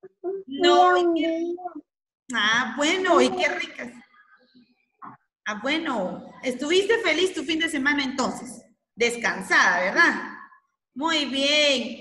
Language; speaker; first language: Spanish; native; Spanish